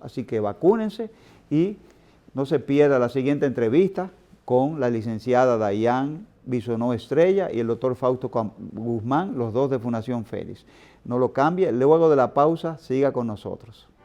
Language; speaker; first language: Spanish; native; Spanish